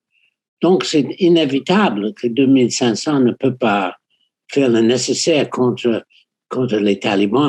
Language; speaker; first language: French; non-native, fluent; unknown